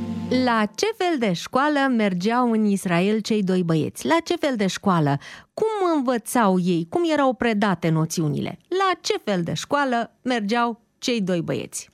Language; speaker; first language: Romanian; native; Romanian